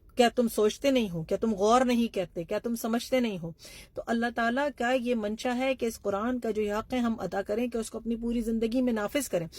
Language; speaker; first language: Urdu; native; Urdu